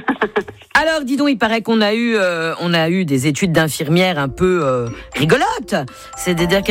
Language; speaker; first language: French; native; French